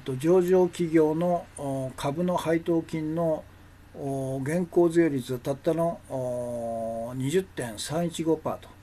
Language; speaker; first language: Japanese; native; Japanese